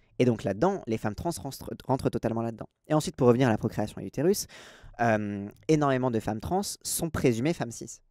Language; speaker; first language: French; native; French